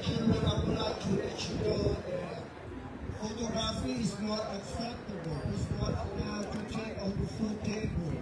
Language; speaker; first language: English; non-native, learner; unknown